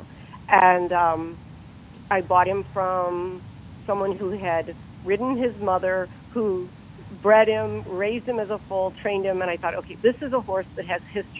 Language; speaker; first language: English; native; English